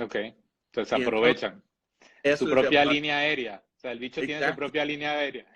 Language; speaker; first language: Spanish; native; Spanish